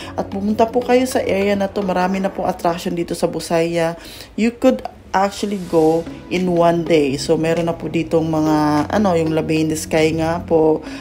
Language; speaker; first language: Filipino; non-native, local second language; Cebuano